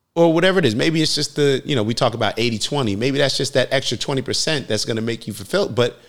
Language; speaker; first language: English; native; English